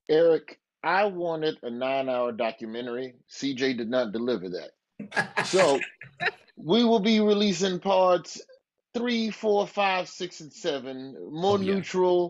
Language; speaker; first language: English; native; English